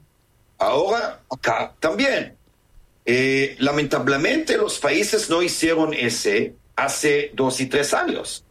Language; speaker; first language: Spanish; non-native, fluent; Hebrew